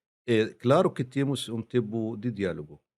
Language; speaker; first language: Portuguese; non-native, fluent; Arabic